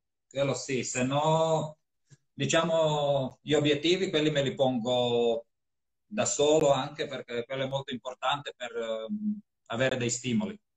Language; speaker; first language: Italian; non-native, fluent; Croatian